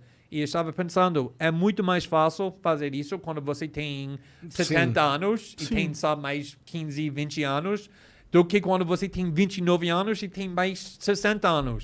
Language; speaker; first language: Portuguese; non-native, fluent; English